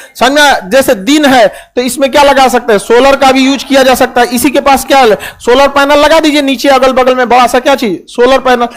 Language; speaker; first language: Hindi; native; Hindi